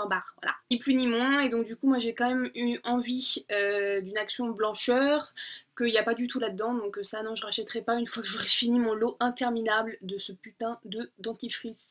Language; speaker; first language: French; native; French